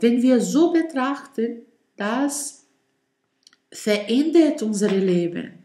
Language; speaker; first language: German; non-native, learner; Portuguese